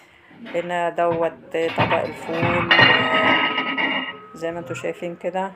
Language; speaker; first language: Arabic; native; Arabic